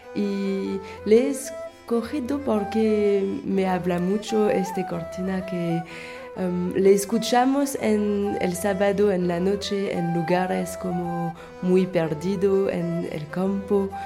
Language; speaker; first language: Spanish; non-native, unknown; French